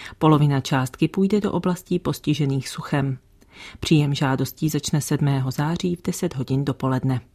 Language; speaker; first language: Czech; native; Czech